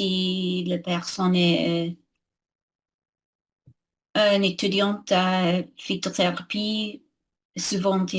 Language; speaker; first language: French; non-native, learner; English